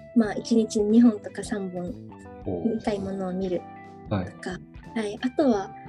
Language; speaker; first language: Japanese; native; Japanese